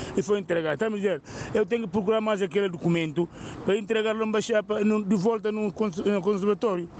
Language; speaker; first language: Portuguese; non-native, local second language; Upper Guinea Crioulo